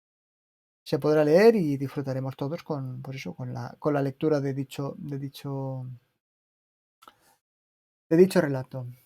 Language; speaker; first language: Spanish; native; Spanish